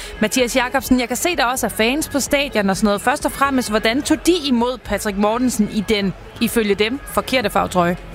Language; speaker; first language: Danish; native; Danish